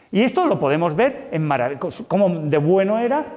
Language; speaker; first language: Spanish; native; Spanish